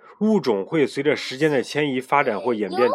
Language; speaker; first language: Chinese; native; Chinese